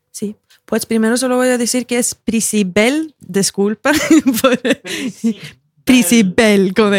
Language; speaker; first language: Spanish; early bilingual, heritage; Spanish